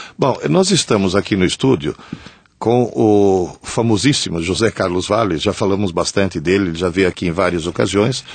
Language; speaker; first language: Portuguese; early bilingual, other home language; Italian